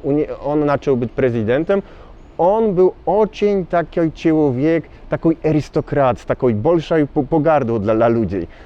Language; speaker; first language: Russian; non-native, learner; Polish